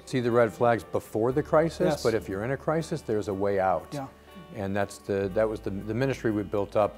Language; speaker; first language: English; native; English